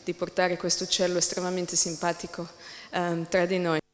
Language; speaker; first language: Italian; non-native, learner; English